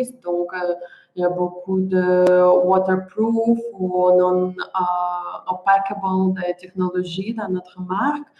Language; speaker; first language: French; non-native, learner; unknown